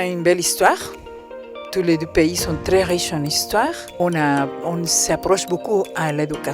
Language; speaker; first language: French; non-native, fluent; Spanish